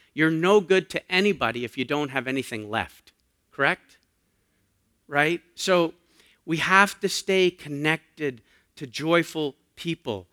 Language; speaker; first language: English; native; English